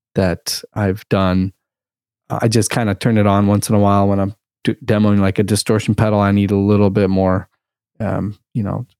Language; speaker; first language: English; early bilingual, other home language; Russian